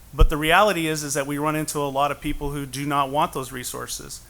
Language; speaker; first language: English; native; English